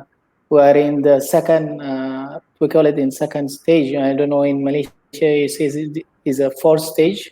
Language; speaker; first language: English; non-native, learner; Indonesian